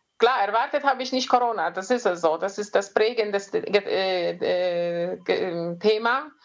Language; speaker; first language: German; non-native, fluent; Polish